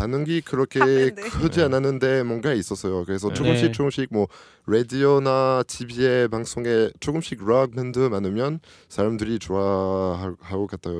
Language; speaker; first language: Korean; non-native, learner; French